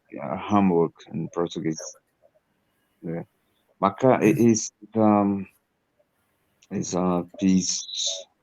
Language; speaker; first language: English; non-native, learner; Portuguese